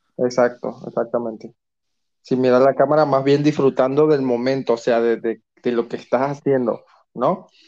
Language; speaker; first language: Spanish; native; Spanish